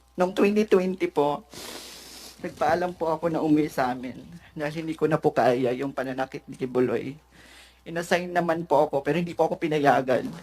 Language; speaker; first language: Filipino; native; Filipino